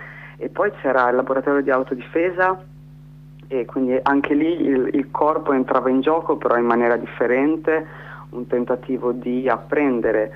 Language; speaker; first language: Italian; native; Italian